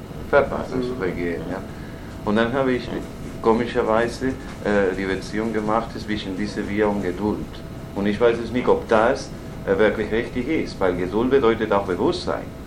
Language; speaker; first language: German; non-native, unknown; Spanish